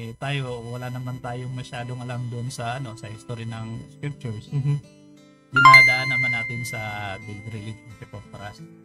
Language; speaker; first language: Filipino; native; Filipino